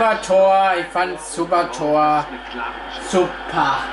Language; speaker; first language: German; non-native, fluent; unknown